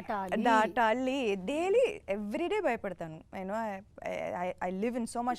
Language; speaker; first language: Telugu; non-native, fluent; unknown